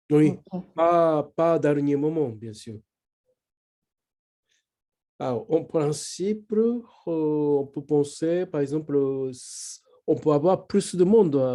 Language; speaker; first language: French; non-native, learner; Japanese